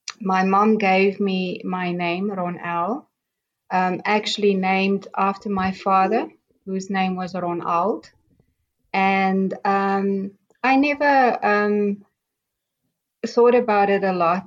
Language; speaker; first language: English; non-native, local second language; Afrikaans